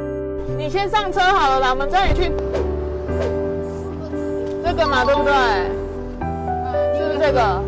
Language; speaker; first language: Chinese; native; Chinese